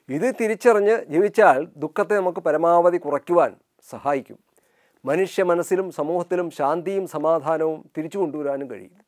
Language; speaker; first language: Malayalam; native; Malayalam